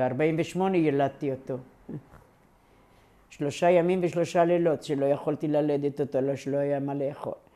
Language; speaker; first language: Hebrew; non-native, local second language; Ladino